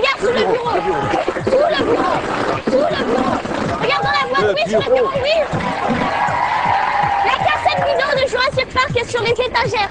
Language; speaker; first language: French; non-native, learner; English